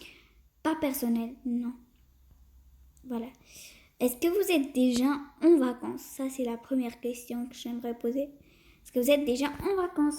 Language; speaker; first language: French; early bilingual, other home language; Portuguese